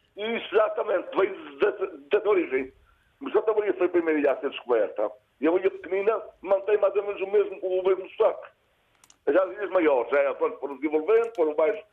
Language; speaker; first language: Portuguese; native; Portuguese